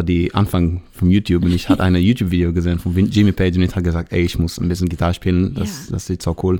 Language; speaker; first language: German; non-native, learner; Hebrew